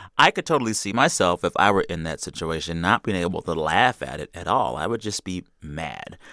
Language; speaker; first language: English; native; English